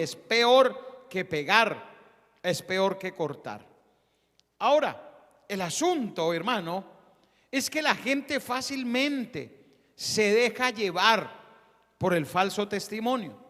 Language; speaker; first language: Spanish; native; Spanish